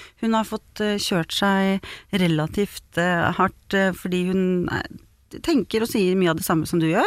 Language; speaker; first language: Norwegian; native; Norwegian